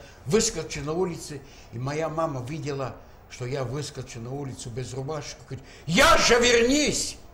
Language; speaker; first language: Russian; native; Russian